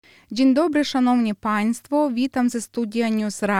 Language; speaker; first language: Polish; non-native, fluent; Ukrainian